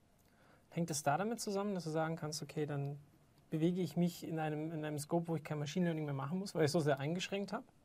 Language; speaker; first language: German; native; German